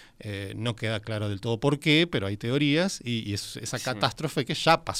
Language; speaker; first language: Spanish; native; Spanish